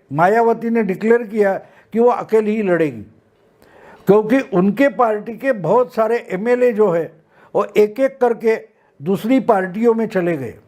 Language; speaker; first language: Hindi; non-native, local second language; Marathi